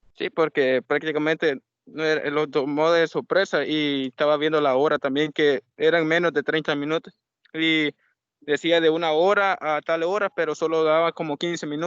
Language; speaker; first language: Spanish; native; Spanish